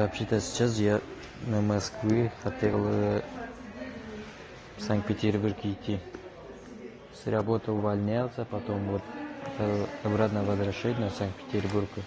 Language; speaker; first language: Russian; non-native, learner; Tajik